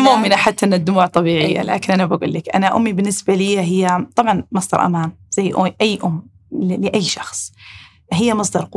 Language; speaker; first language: Arabic; native; Arabic